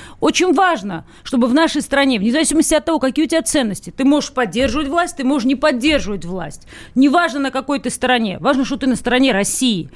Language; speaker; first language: Russian; native; Russian